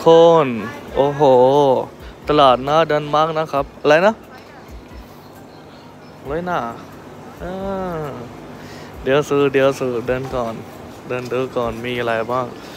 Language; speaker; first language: Thai; non-native, fluent; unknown